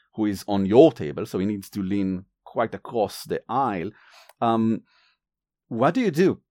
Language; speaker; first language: English; non-native, fluent; Hebrew